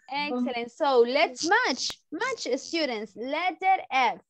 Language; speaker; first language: English; non-native, learner; Spanish